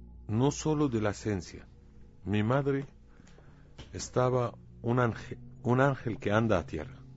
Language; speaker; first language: Spanish; non-native, learner; Arabic